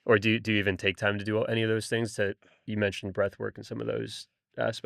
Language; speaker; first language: English; native; English